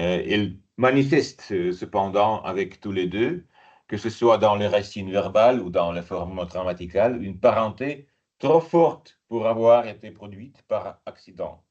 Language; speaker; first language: French; non-native, fluent; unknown